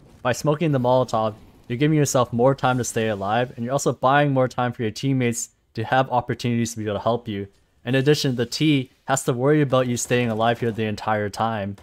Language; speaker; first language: English; native; English